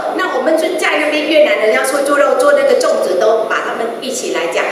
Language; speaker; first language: Chinese; non-native, fluent; Vietnamese